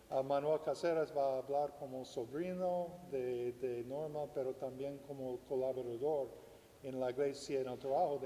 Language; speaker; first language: Spanish; non-native, fluent; English